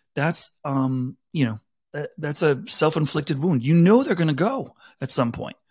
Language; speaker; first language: English; native; English